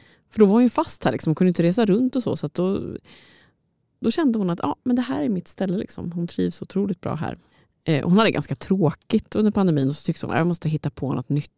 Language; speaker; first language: Swedish; native; Swedish